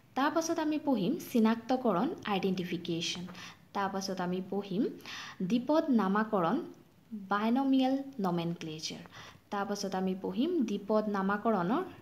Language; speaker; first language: Assamese; non-native, local second language; Bangla